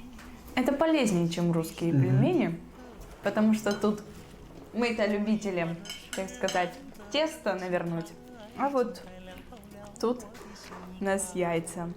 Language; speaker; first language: Russian; native; Russian